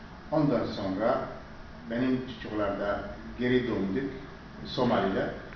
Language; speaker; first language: Turkish; non-native, learner; Somali